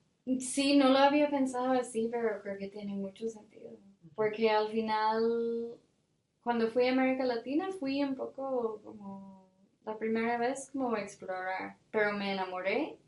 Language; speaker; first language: Spanish; non-native, fluent; English